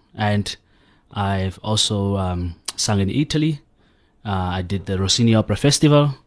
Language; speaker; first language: English; non-native, local second language; Southern Sotho